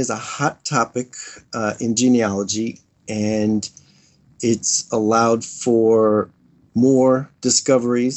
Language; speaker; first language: English; native; English